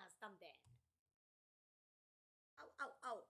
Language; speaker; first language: English; non-native, fluent; Spanish